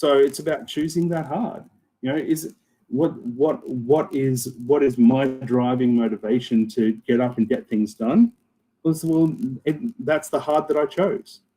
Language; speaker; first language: English; native; English